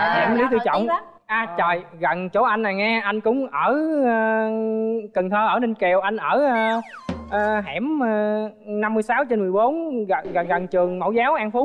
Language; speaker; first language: Vietnamese; native; Vietnamese